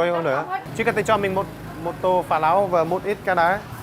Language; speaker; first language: Vietnamese; non-native, learner; English